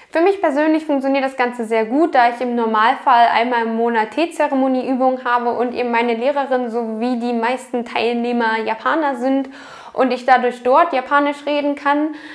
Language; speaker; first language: German; native; German